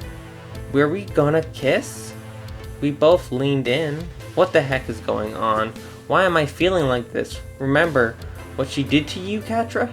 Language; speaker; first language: English; native; English